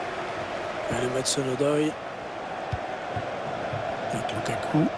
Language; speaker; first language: French; native; French